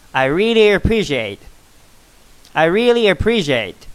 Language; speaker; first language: English; non-native, fluent; Chinese